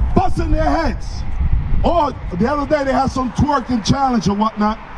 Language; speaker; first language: English; early bilingual, other home language; Spanish